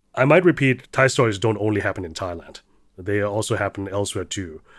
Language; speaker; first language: English; early bilingual, heritage; German